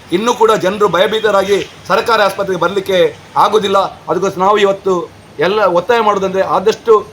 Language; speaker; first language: Kannada; non-native, local second language; Tulu